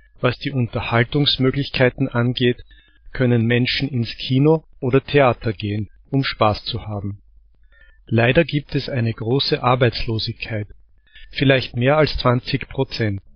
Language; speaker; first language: German; non-native, fluent; Czech